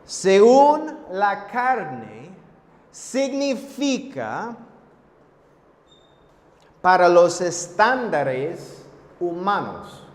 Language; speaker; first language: Spanish; non-native, fluent; English